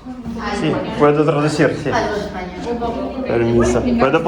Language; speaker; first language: Spanish; non-native, fluent; Russian